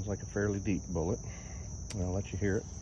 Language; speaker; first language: English; native; English